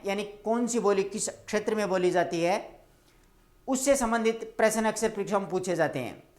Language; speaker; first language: Hindi; native; Hindi